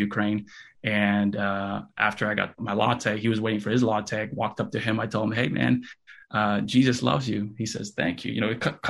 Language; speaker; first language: English; early bilingual, other home language; Russian